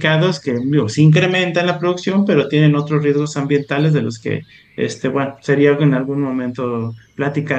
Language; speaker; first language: Spanish; native; Spanish